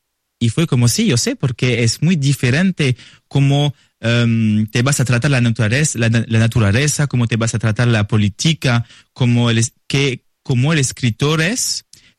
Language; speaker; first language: Spanish; non-native, learner; French